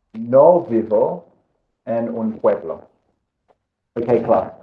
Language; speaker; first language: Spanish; non-native, fluent; English